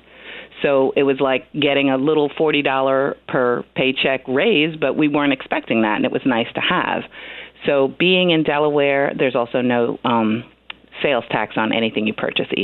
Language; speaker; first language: English; native; English